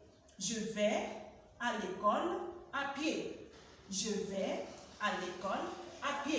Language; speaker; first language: French; non-native, fluent; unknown